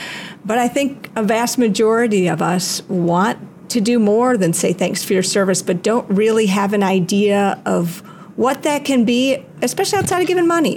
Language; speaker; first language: English; native; English